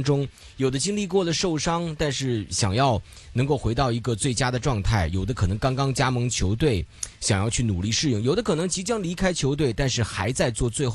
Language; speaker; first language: Chinese; native; Chinese